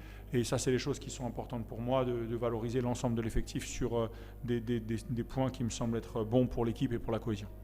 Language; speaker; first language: French; native; French